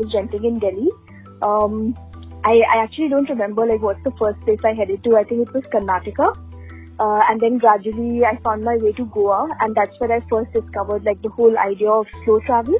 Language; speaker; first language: English; non-native, local second language; Hindi